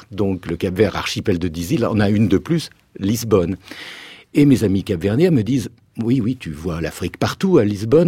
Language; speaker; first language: French; native; French